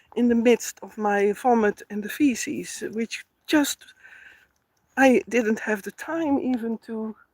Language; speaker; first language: English; non-native, fluent; Dutch